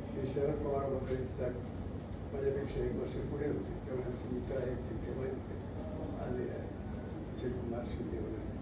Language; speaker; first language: Marathi; non-native, local second language; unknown